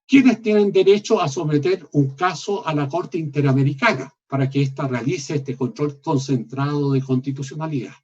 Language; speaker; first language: Spanish; native; Spanish